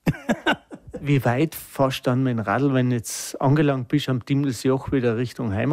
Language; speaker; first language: German; native; German